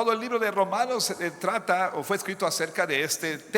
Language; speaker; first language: Spanish; non-native, fluent; English